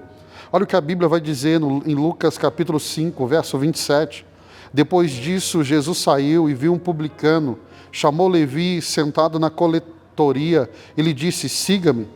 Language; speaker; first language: Portuguese; native; Portuguese